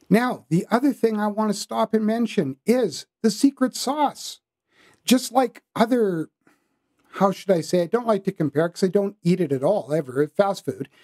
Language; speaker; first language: English; native; English